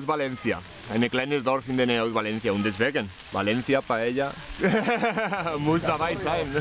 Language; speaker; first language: German; non-native, learner; Spanish